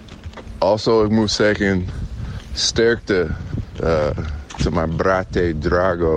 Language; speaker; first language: Dutch; non-native, learner; English